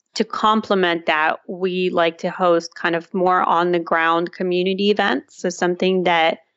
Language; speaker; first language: English; early bilingual, other home language; Russian